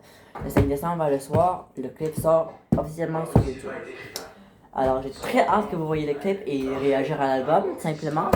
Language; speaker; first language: French; native; French